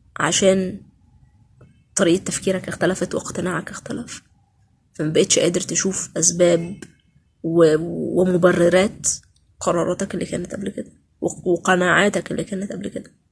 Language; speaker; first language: Arabic; native; Arabic